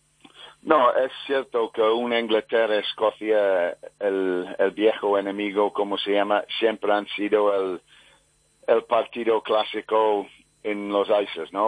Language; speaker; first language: Spanish; non-native, fluent; English